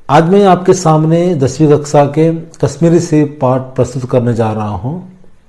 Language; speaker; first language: Hindi; non-native, local second language; Kannada